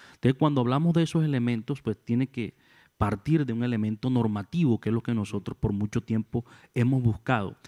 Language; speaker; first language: Spanish; native; Spanish